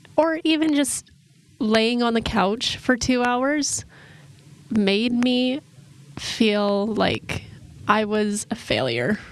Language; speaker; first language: English; native; English